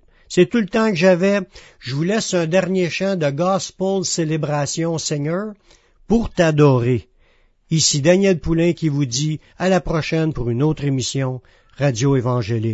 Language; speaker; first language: French; native; French